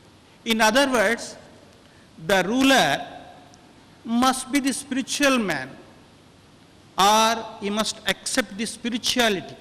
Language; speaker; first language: Hindi; non-native, local second language; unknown